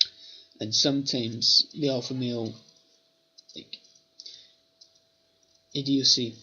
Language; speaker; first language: English; native; English